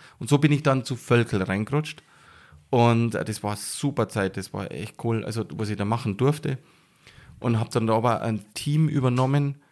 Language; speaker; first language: German; native; German